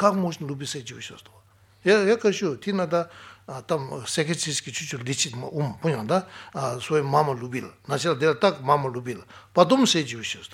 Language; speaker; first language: Russian; non-native, learner; Tibetan